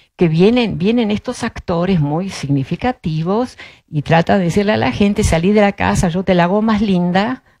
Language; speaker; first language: Spanish; early bilingual, other home language; Dutch